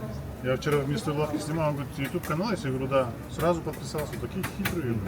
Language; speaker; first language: Russian; native; Russian